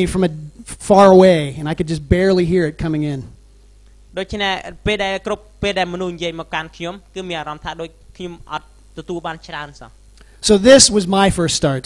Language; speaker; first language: English; native; English